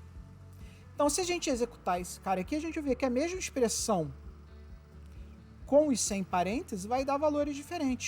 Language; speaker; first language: Portuguese; native; Portuguese